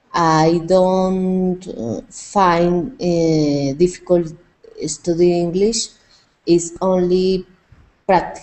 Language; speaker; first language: English; non-native, learner; Spanish